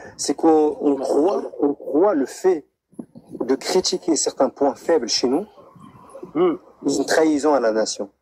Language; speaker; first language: French; non-native, local second language; Arabic